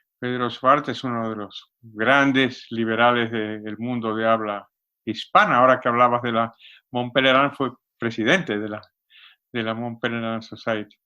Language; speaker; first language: Spanish; native; Spanish